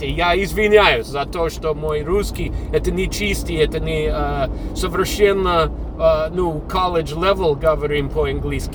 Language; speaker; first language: Russian; non-native, fluent; English